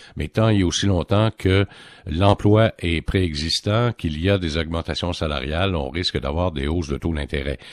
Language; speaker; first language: French; native; French